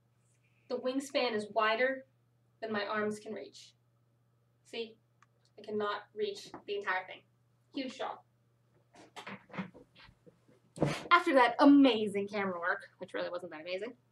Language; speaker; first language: English; native; English